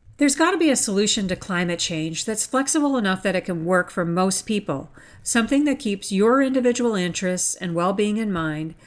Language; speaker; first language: English; native; English